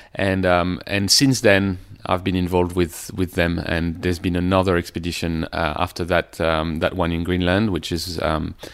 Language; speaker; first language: English; non-native, fluent; French